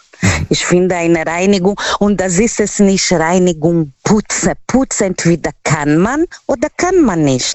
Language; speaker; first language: German; non-native, learner; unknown